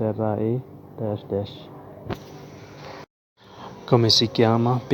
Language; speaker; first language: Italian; non-native, learner; Urdu